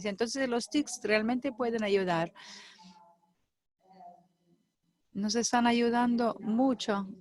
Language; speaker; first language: Spanish; non-native, fluent; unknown